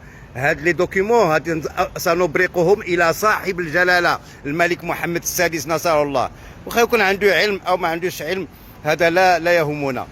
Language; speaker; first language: Arabic; native; Arabic